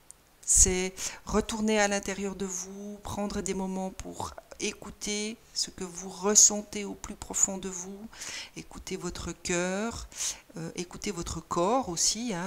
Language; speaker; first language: French; native; French